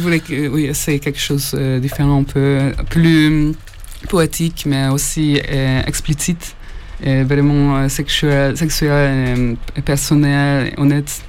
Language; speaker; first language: French; non-native, learner; Hungarian